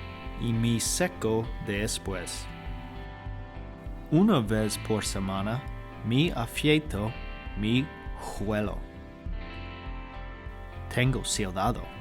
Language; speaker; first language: Spanish; non-native, learner; English